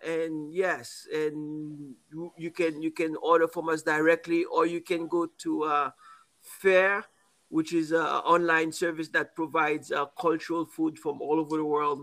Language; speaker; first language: English; non-native, fluent; Haitian Creole